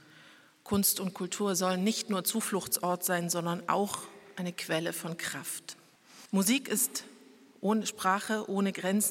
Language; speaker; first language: German; native; German